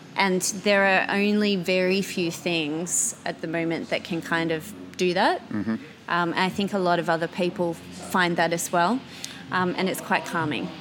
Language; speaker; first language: English; native; English